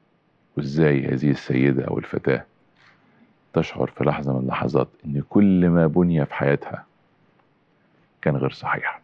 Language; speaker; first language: Arabic; native; Arabic